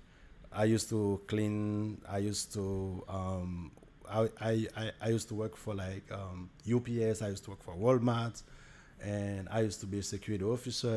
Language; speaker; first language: English; non-native, fluent; Haitian Creole